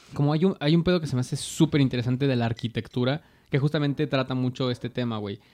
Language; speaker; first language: Spanish; native; Spanish